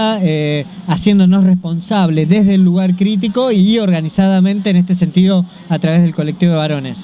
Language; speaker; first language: Spanish; native; Spanish